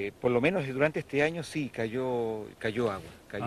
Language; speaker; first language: Spanish; native; Spanish